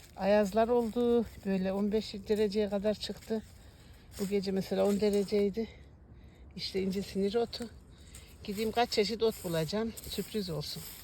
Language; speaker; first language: Turkish; native; Turkish